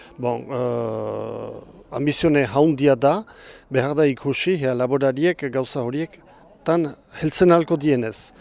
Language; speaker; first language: Basque; native; Basque